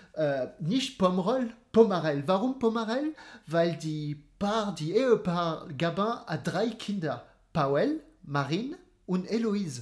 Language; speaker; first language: German; non-native, fluent; French